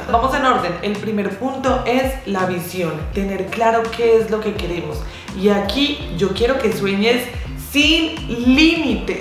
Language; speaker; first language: Spanish; native; Spanish